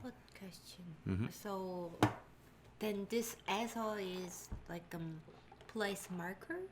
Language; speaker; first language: English; non-native, learner; Korean